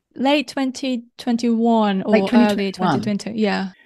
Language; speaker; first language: English; non-native, fluent; Japanese